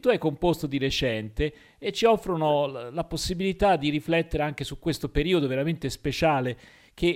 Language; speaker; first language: Italian; native; Italian